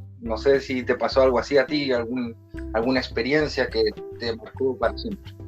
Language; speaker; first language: Spanish; native; Spanish